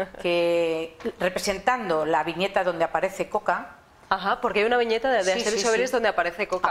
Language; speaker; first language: Spanish; native; Spanish